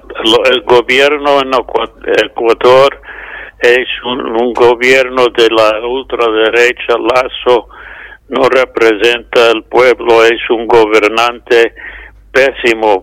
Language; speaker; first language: Spanish; non-native, fluent; English